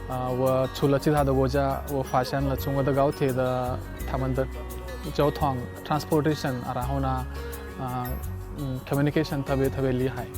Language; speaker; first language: Chinese; non-native, learner; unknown